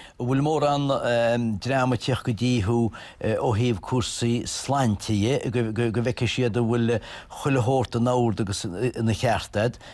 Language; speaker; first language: Irish; native; Irish